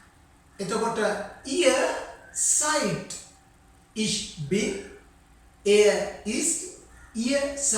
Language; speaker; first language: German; non-native, fluent; Sinhala